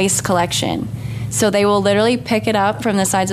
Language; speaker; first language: English; native; English